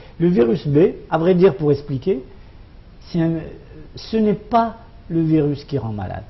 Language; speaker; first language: French; non-native, local second language; Arabic